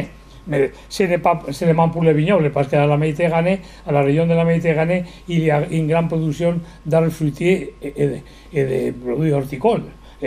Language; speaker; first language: French; non-native, learner; Spanish